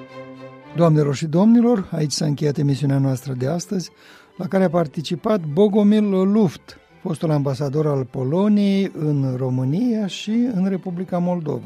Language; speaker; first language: Romanian; native; Romanian